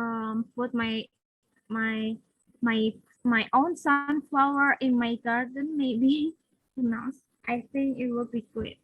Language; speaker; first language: English; non-native, learner; Indonesian